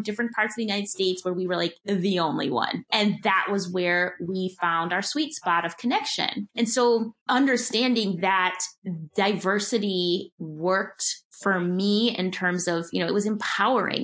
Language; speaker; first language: English; native; English